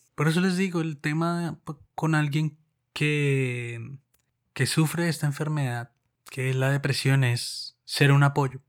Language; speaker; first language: Spanish; native; Spanish